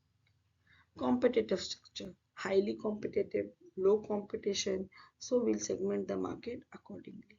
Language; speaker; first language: English; non-native, local second language; Hindi